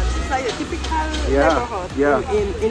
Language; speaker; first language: English; non-native, learner; Spanish